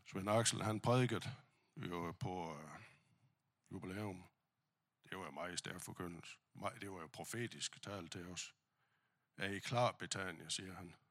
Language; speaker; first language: Danish; non-native, fluent; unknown